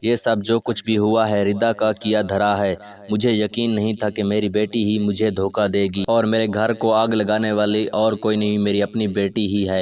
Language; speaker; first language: Urdu; native; Urdu